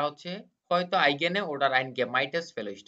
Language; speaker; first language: German; non-native, fluent; Bangla